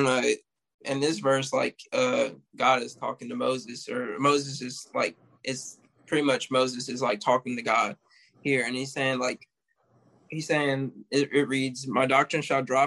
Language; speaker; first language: English; native; English